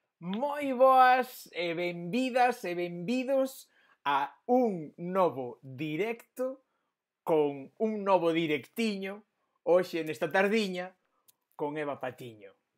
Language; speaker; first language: Galician; non-native, local second language; Spanish